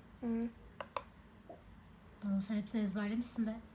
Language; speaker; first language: Turkish; native; Turkish